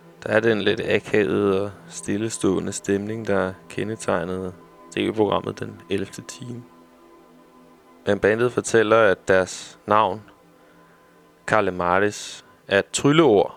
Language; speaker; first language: Danish; native; Danish